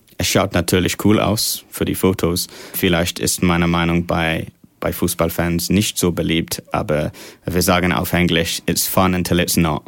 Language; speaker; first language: German; non-native, fluent; English